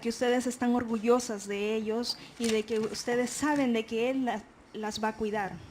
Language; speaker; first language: Spanish; native; Spanish